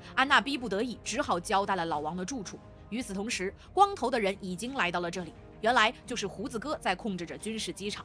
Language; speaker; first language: Chinese; native; Chinese